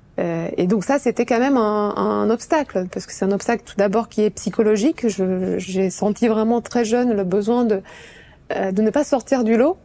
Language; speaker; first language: French; early bilingual, other home language; Romanian